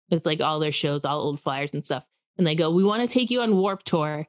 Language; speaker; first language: English; native; English